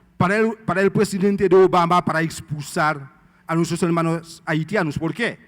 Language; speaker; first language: Spanish; non-native, fluent; Haitian Creole